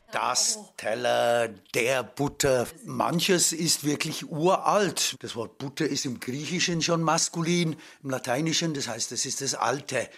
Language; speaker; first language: German; native; German